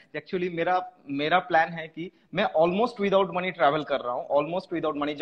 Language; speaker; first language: Hindi; non-native, local second language; Bangla